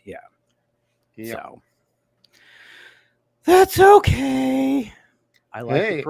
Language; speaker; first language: English; native; English